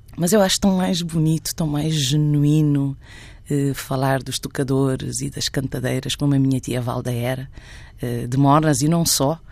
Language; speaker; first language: Portuguese; non-native, local second language; Kabuverdianu